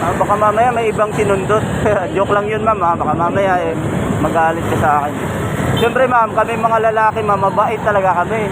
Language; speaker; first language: Filipino; non-native, local second language; Cebuano